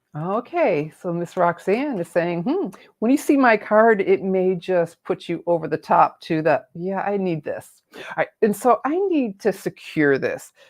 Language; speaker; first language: English; native; English